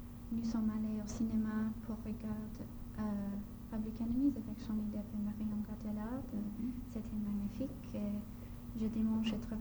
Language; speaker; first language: French; non-native, learner; English